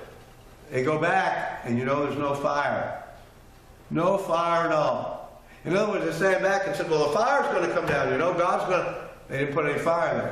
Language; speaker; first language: English; native; English